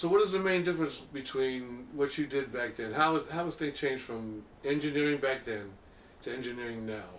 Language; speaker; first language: English; native; English